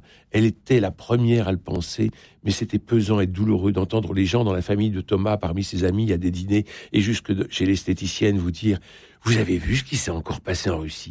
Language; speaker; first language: French; native; French